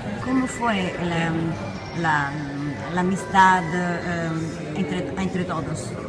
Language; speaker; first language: Spanish; non-native, fluent; Italian